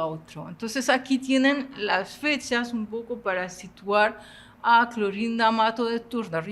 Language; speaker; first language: Spanish; non-native, fluent; French